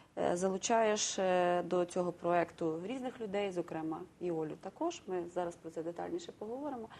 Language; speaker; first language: Ukrainian; native; Ukrainian